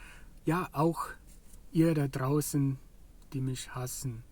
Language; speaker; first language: German; non-native, fluent; English